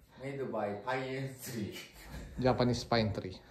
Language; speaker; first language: English; non-native, local second language; Filipino